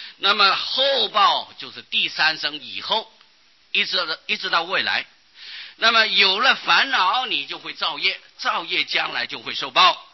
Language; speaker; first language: Chinese; non-native, local second language; Hakka Chinese